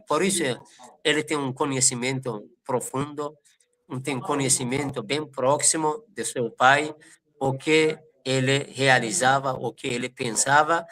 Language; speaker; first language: Portuguese; non-native, fluent; Persian